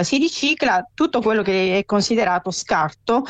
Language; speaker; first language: Italian; native; Italian